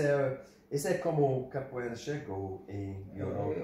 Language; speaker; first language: Portuguese; non-native, learner; English